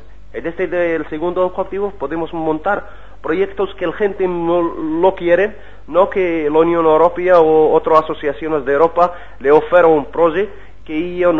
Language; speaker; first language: Spanish; non-native, learner; Arabic